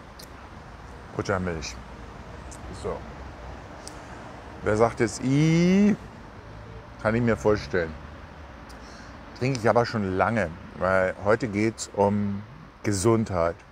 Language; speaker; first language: German; native; German